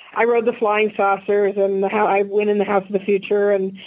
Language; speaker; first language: English; native; English